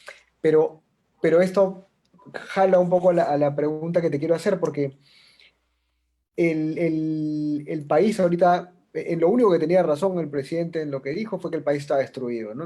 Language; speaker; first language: Spanish; native; Spanish